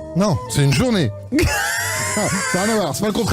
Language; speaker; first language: French; native; French